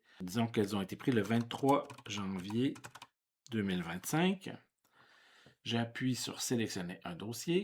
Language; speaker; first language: French; native; French